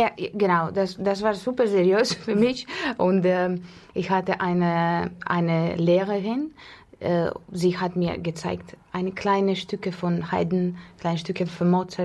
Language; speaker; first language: German; non-native, fluent; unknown